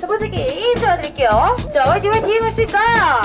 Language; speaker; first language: Korean; native; Korean